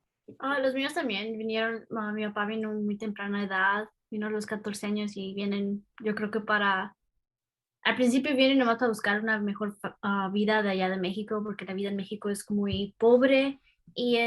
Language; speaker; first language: Spanish; early bilingual, heritage; Spanish